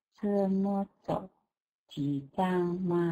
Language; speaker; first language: Chinese; non-native, learner; Indonesian